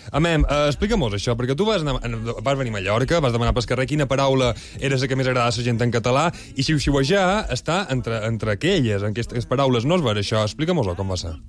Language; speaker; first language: Catalan; native; Catalan